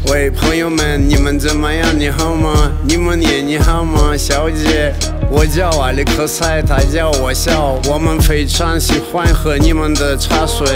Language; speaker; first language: Chinese; early bilingual, heritage; Russian